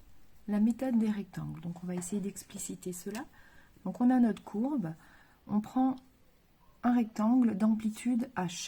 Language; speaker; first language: French; native; French